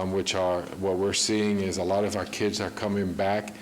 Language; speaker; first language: English; early bilingual, other home language; Spanish